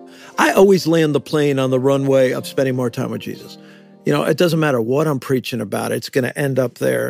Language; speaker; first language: English; native; English